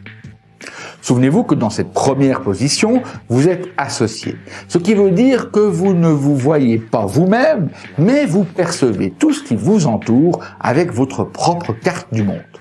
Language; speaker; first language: French; native; French